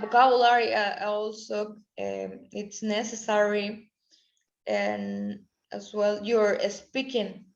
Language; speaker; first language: English; non-native, learner; Spanish